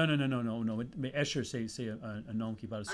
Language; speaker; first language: French; early bilingual, heritage; English